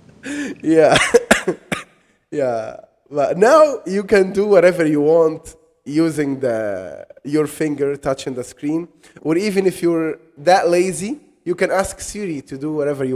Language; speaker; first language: English; non-native, fluent; Arabic